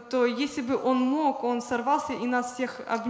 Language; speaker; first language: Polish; non-native, learner; Russian